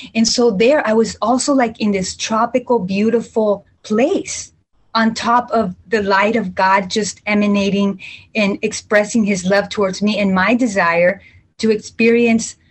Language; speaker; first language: English; early bilingual, other home language; Spanish